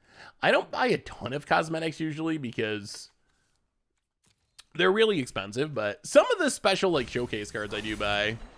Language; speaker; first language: English; native; English